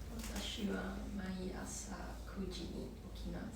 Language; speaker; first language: Japanese; non-native, learner; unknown